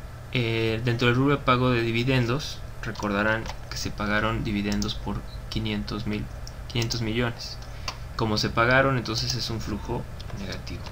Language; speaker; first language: Spanish; native; Spanish